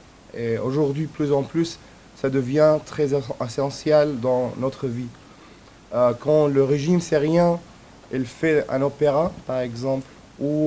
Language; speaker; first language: French; non-native, fluent; Arabic